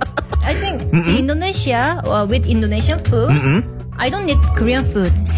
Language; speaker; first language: English; non-native, learner; Korean